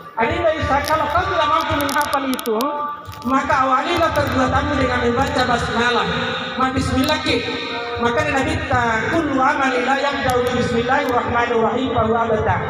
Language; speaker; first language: Indonesian; non-native, local second language; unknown